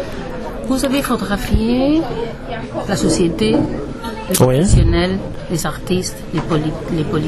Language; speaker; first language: French; non-native, learner; Spanish